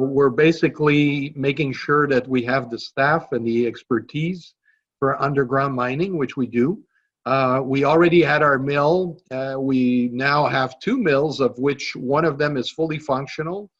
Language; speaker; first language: English; non-native, local second language; French